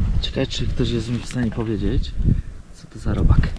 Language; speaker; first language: Polish; native; Polish